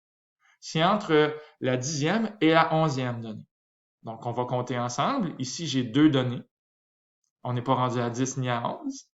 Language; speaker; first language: French; native; French